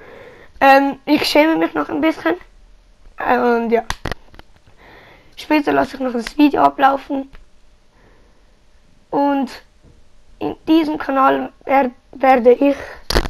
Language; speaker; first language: German; early bilingual, other home language; Italian